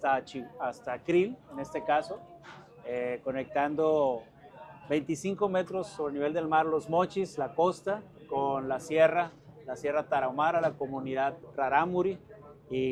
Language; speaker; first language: Spanish; native; Spanish